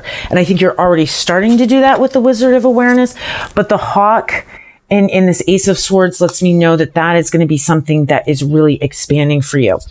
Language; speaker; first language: English; native; English